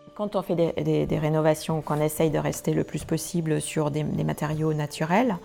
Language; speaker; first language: French; non-native, fluent; German